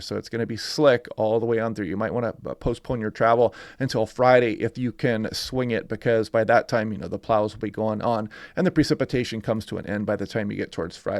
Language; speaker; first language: English; native; English